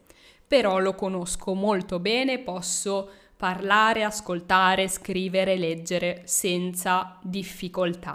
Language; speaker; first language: Italian; native; Italian